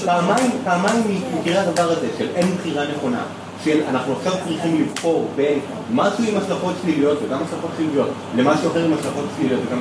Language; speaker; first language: Hebrew; native; Hebrew